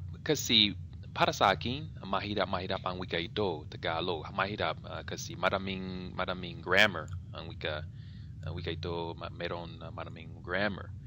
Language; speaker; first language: Filipino; non-native, learner; English